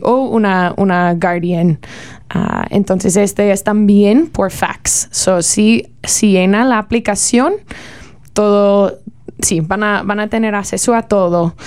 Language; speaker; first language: Spanish; non-native, learner; English